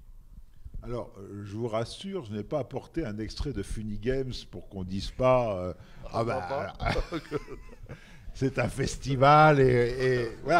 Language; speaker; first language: French; native; French